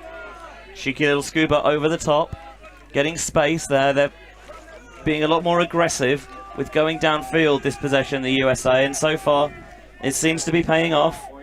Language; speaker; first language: English; native; English